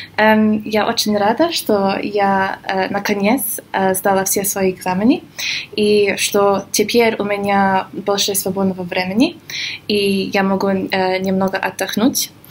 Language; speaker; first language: Russian; non-native, fluent; English